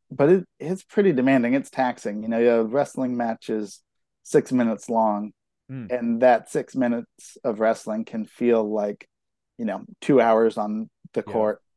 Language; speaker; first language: English; native; English